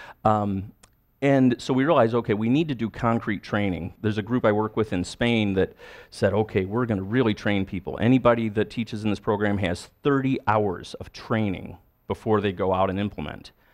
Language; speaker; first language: English; native; English